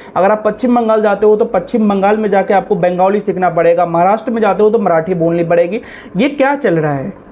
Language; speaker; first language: Hindi; native; Hindi